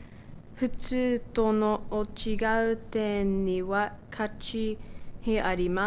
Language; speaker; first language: Japanese; non-native, learner; English